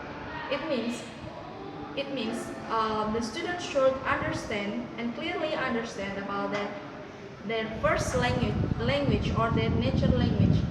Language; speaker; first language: English; non-native, learner; Indonesian